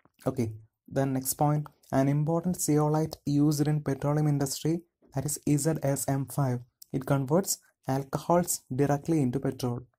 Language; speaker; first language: English; non-native, local second language; Malayalam